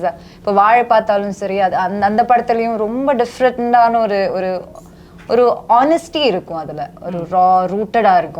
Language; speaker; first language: Tamil; non-native, fluent; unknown